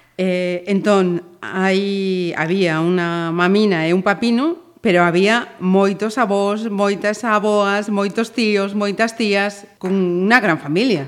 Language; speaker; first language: Galician; native; Galician